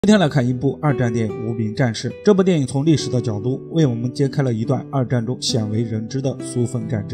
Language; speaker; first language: Chinese; native; Chinese